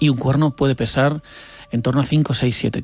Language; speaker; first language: Spanish; native; Spanish